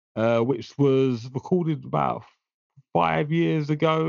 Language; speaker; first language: English; native; English